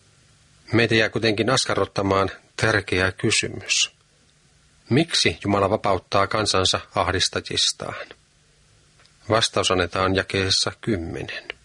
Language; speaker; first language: Finnish; native; Finnish